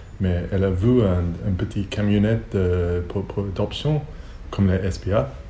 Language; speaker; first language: French; non-native, learner; Hebrew